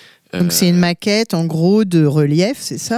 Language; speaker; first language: French; native; French